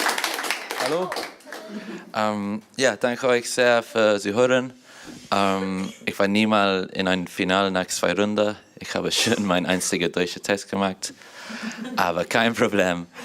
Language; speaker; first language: German; non-native, learner; English